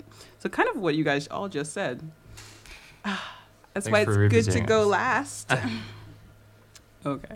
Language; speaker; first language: English; native; English